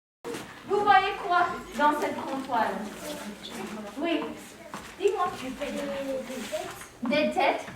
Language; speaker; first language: French; non-native, fluent; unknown